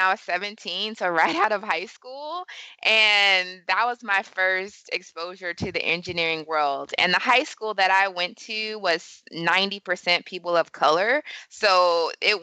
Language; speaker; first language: English; native; English